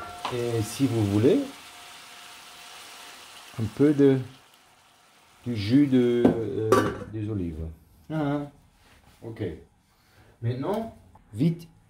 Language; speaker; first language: French; non-native, learner; German